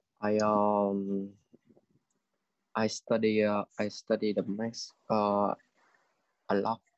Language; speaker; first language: English; non-native, learner; Vietnamese